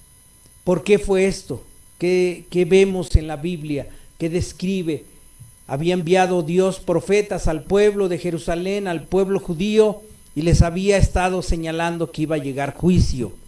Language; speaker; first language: Spanish; native; Spanish